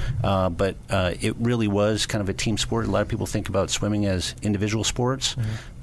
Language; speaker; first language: English; native; English